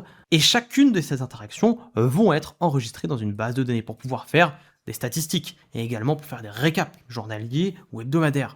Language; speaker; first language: French; native; French